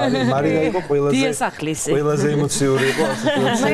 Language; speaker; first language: Georgian; native; Georgian